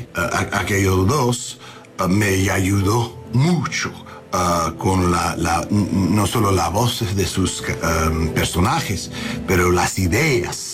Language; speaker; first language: Spanish; non-native, learner; English